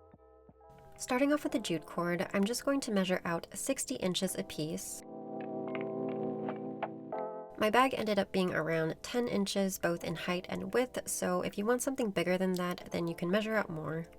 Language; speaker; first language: English; native; English